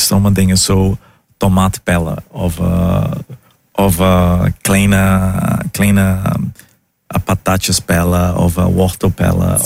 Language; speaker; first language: Dutch; non-native, learner; Portuguese